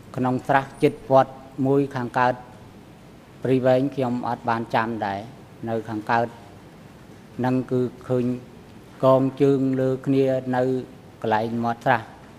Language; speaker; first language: Khmer; native; Khmer